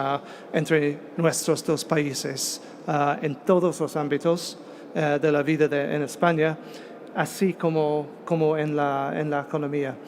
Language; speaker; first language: Spanish; non-native, fluent; English